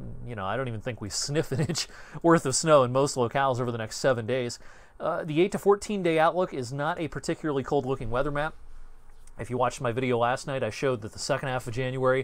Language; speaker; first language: English; native; English